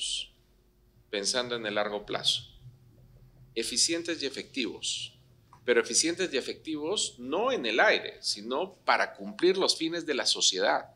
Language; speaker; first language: Spanish; native; Spanish